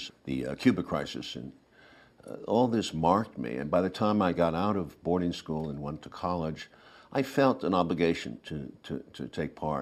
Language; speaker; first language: English; native; English